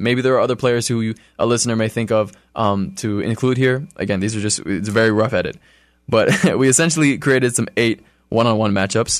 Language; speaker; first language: English; native; English